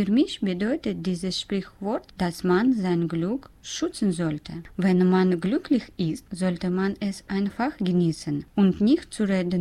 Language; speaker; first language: German; non-native, learner; Russian